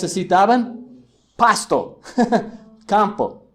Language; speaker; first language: Spanish; non-native, fluent; English